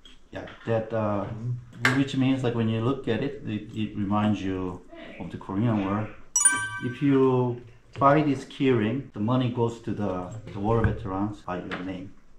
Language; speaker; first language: English; non-native, fluent; Korean